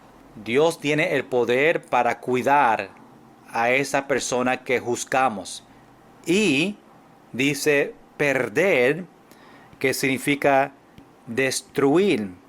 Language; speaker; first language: Spanish; non-native, fluent; English